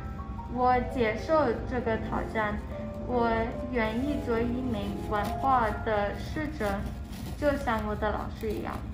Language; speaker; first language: Chinese; non-native, fluent; English